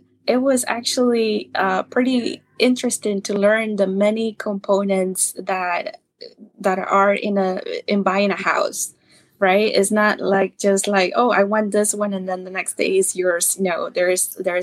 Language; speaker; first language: English; non-native, fluent; Spanish